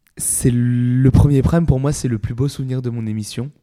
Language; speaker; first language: French; native; French